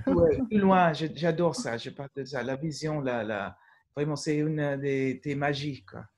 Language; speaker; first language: French; non-native, fluent; English